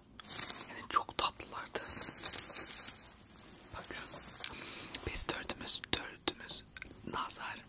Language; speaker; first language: Turkish; early bilingual, heritage; Turkish